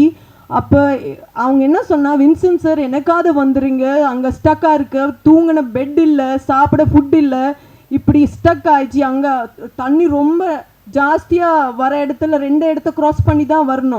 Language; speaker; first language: Tamil; non-native, learner; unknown